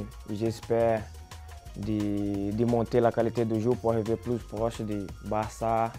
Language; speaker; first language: French; non-native, fluent; Portuguese